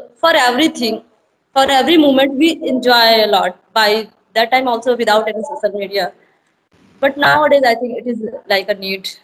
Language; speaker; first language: English; non-native, learner; Hindi